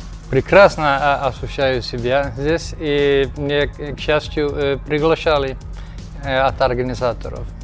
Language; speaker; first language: Russian; non-native, fluent; Finnish